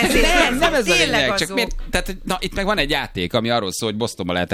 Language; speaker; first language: Hungarian; native; Hungarian